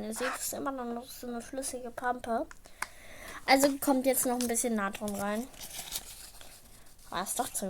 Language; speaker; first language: German; native; German